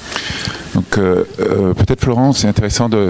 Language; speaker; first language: French; native; French